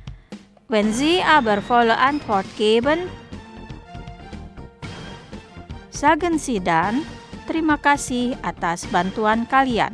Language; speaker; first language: German; non-native, fluent; Indonesian